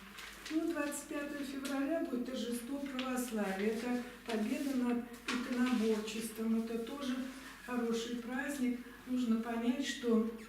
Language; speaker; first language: Russian; native; Russian